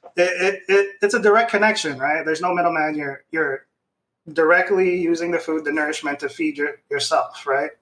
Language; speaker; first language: English; non-native, local second language; Filipino